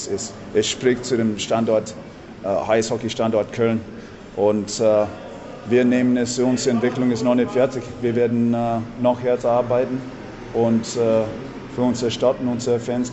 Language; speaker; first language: German; non-native, fluent; English